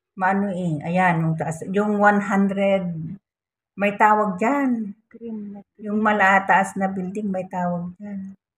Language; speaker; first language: Filipino; non-native, local second language; Iloko